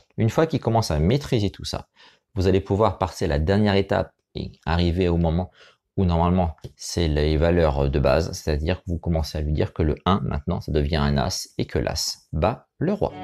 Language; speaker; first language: French; native; French